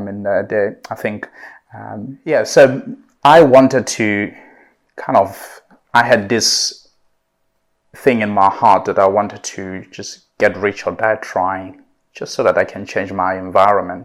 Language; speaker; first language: English; non-native, local second language; Southern Sotho